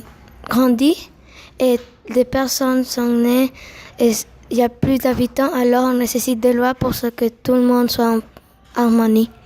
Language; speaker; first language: French; non-native, learner; Spanish